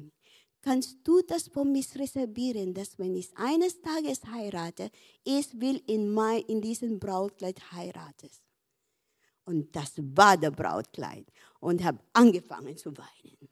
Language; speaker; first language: German; non-native, learner; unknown